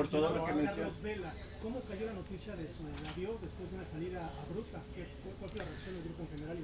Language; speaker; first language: Spanish; native; Spanish